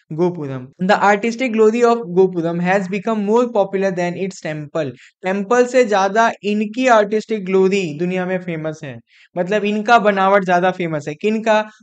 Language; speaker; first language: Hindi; non-native, local second language; Gujarati